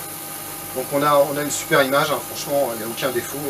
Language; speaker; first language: French; native; French